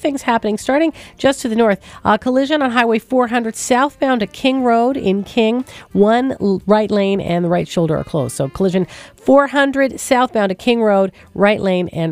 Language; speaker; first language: English; native; English